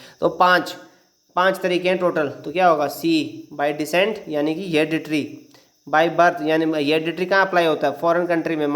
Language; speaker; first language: Hindi; native; Hindi